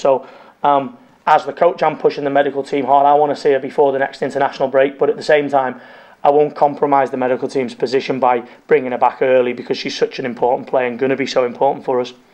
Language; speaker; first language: English; native; English